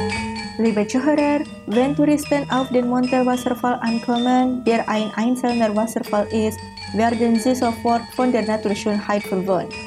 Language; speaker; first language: German; non-native, fluent; Indonesian